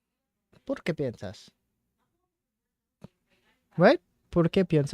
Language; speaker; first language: Spanish; non-native, learner; English